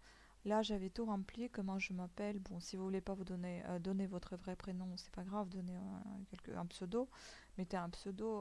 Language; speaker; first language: French; native; French